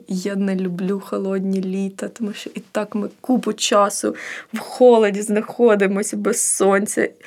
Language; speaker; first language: Ukrainian; native; Ukrainian